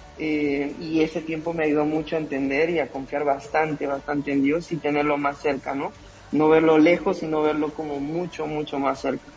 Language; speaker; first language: Spanish; native; Spanish